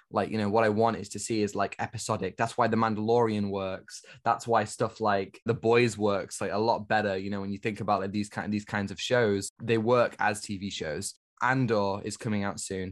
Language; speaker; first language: English; native; English